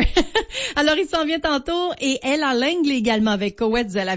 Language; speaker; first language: French; native; French